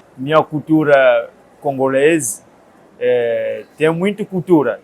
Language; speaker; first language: Portuguese; non-native, learner; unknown